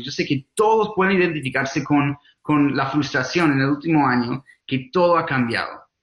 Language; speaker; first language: Spanish; non-native, fluent; English